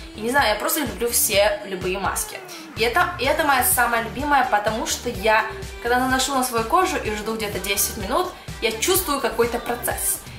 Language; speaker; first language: Russian; early bilingual, heritage; Russian